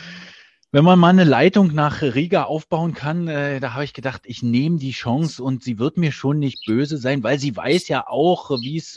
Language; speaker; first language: German; native; German